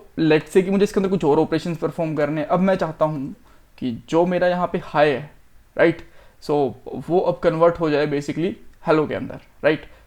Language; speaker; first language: Hindi; native; Hindi